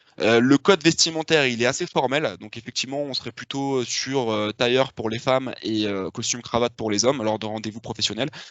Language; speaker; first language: French; native; French